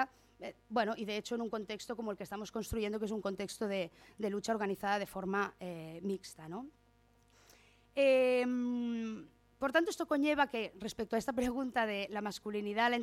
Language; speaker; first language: Spanish; native; Spanish